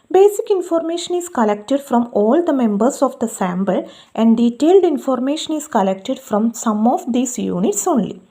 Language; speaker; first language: English; non-native, local second language; Malayalam